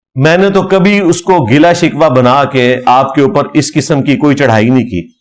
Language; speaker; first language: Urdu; non-native, local second language; Punjabi